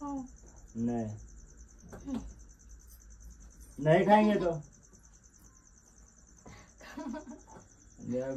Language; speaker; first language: Hindi; native; Hindi